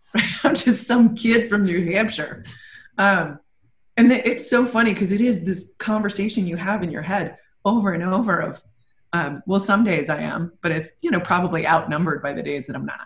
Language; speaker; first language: English; native; English